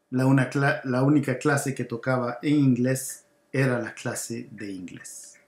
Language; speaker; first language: Spanish; native; Spanish